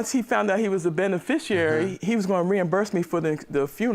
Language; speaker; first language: English; native; English